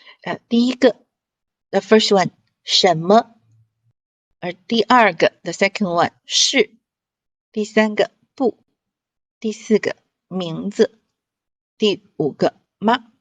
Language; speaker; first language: Chinese; non-native, fluent; English